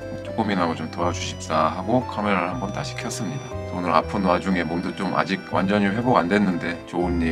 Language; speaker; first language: Korean; native; Korean